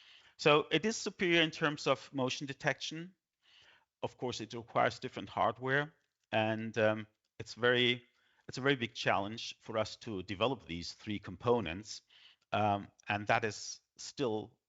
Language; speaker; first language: English; non-native, fluent; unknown